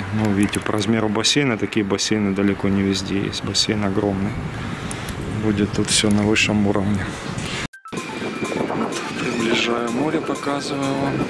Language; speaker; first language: Russian; native; Russian